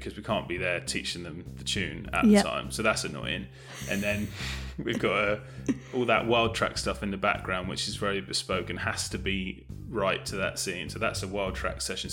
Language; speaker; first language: English; native; English